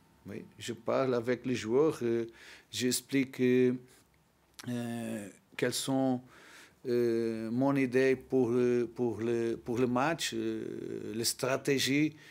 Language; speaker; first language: French; non-native, learner; Portuguese